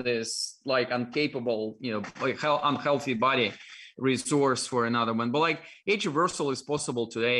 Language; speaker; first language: English; non-native, fluent; Russian